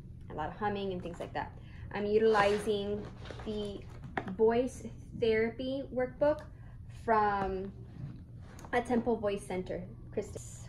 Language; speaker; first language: English; early bilingual, other home language; Spanish